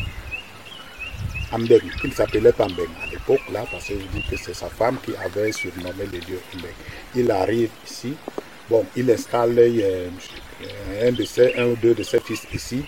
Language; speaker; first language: French; non-native, local second language; Basaa